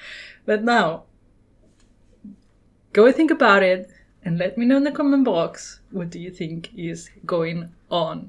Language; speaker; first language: English; non-native, fluent; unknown